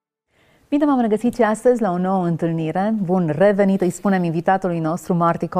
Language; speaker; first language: Romanian; native; Romanian